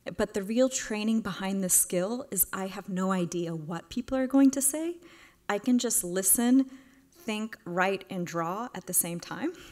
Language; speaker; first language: English; native; English